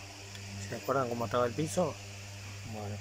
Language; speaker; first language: Spanish; native; Spanish